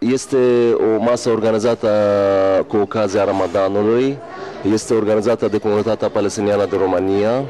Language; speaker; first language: Romanian; non-native, fluent; Arabic